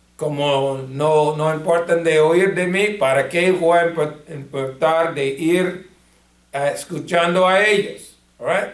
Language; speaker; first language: Spanish; non-native, fluent; English